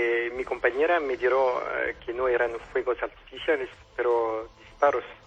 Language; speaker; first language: Spanish; non-native, fluent; French